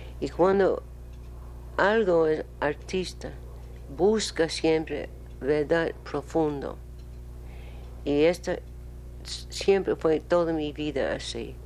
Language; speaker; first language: Spanish; non-native, learner; English